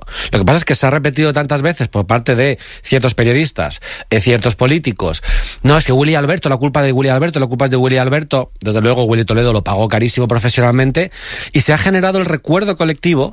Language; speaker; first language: Spanish; native; Spanish